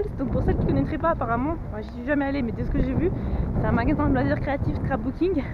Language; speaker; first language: French; native; French